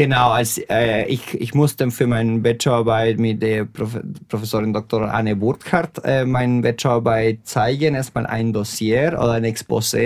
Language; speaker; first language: German; non-native, fluent; Spanish